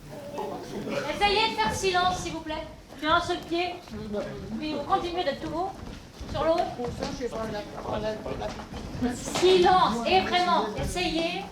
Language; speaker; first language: French; native; French